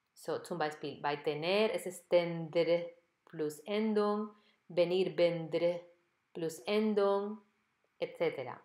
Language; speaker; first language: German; non-native, fluent; Spanish